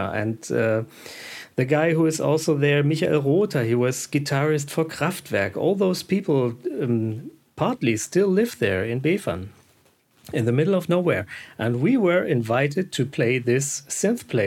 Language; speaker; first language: English; non-native, fluent; German